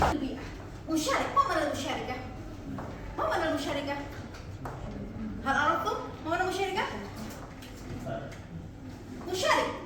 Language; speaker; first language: Arabic; non-native, learner; Indonesian